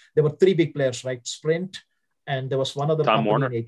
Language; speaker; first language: English; non-native, local second language; Telugu